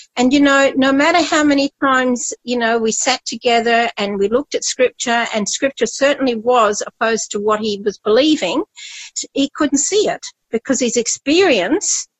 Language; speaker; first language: English; native; English